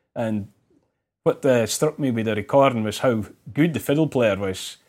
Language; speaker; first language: English; native; English